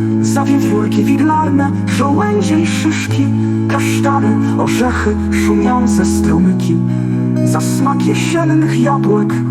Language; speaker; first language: Polish; native; Polish